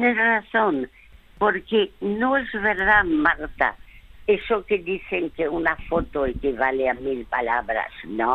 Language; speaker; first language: Spanish; early bilingual, other home language; French